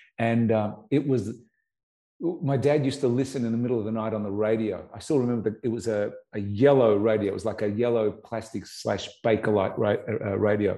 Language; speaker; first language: English; native; English